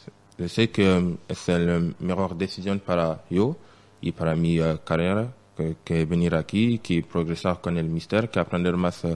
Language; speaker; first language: Spanish; non-native, learner; French